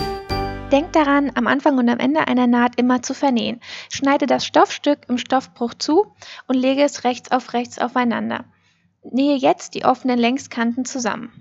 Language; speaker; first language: German; native; German